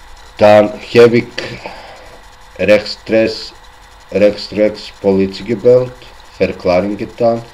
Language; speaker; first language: Dutch; non-native, local second language; Albanian